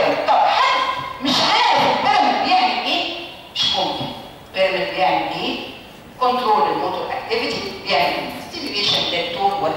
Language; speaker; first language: Arabic; native; Arabic